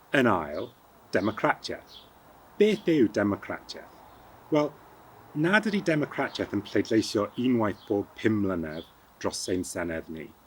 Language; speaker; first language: Welsh; early bilingual, heritage; Welsh